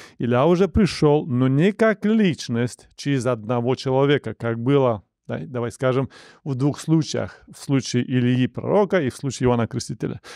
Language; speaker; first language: Russian; non-native, local second language; Romanian